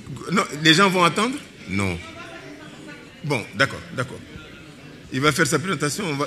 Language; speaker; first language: French; non-native, local second language; Bambara